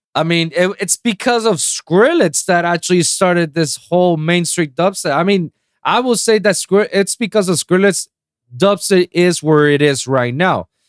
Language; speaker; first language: English; non-native, local second language; Spanish